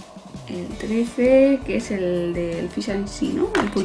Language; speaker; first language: Spanish; native; Spanish